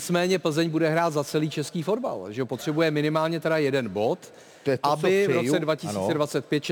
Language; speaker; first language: Czech; native; Czech